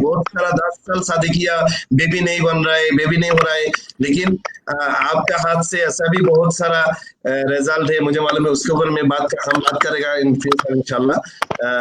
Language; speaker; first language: Hindi; non-native, learner; Bangla